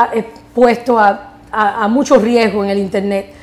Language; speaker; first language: Spanish; early bilingual, heritage; Spanish